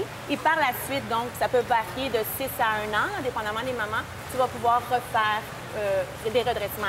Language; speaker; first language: French; native; French